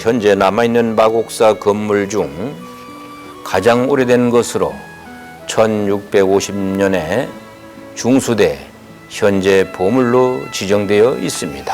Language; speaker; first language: Korean; native; Korean